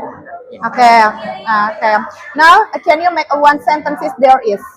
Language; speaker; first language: English; non-native, learner; Indonesian